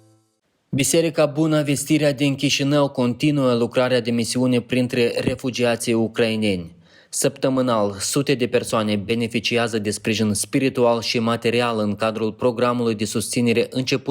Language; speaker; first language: Romanian; native; Romanian